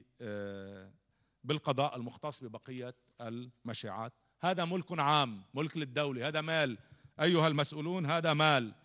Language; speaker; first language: Arabic; native; Arabic